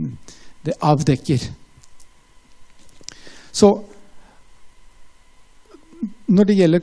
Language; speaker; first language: Norwegian; non-native, fluent; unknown